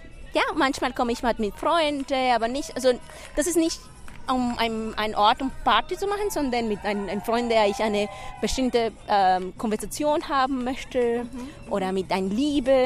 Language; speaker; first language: German; non-native, fluent; Spanish